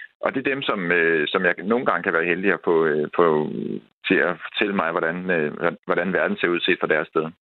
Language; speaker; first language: Danish; native; Danish